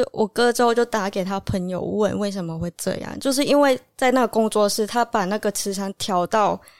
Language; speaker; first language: Chinese; non-native, local second language; Cantonese